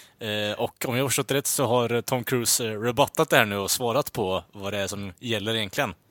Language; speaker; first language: Swedish; native; Swedish